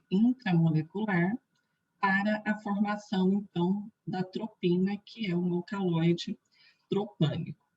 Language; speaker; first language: Portuguese; native; Portuguese